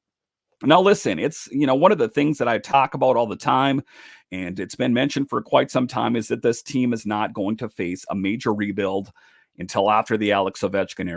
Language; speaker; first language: English; native; English